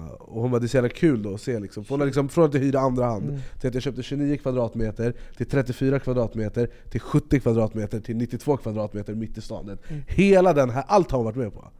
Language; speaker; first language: Swedish; native; Swedish